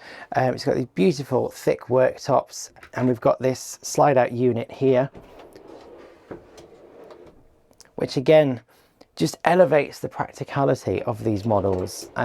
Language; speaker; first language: English; native; English